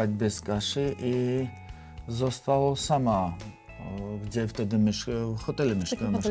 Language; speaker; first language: Polish; non-native, learner; Georgian